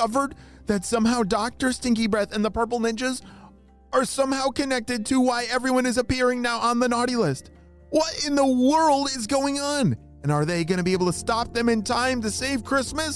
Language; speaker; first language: English; native; English